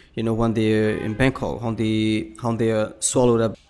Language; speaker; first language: English; non-native, fluent; Burmese